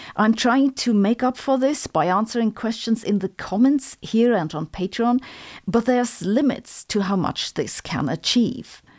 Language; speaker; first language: English; non-native, fluent; German